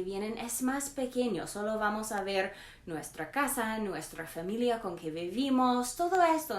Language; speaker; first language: Spanish; non-native, learner; English